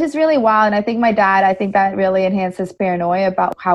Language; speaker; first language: English; early bilingual, other home language; Spanish